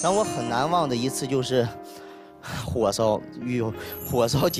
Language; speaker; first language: Chinese; native; Chinese